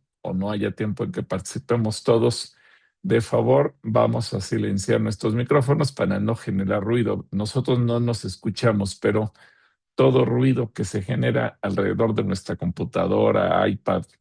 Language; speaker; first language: Spanish; native; Spanish